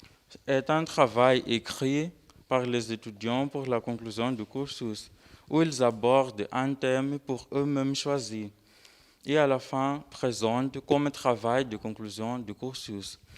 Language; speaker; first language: French; non-native, fluent; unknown